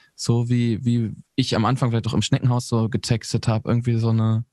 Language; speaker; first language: German; native; German